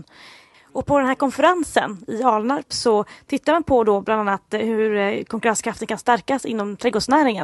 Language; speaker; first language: Swedish; native; Swedish